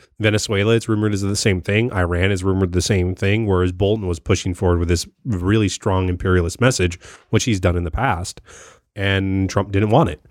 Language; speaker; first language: English; native; English